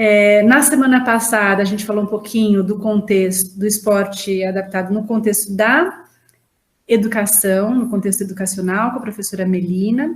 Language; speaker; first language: Portuguese; native; Portuguese